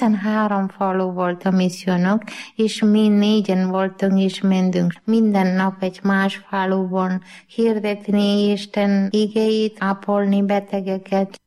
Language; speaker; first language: Hungarian; non-native, learner; Malayalam